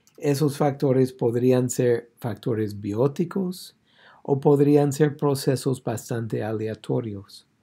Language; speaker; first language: Spanish; non-native, fluent; English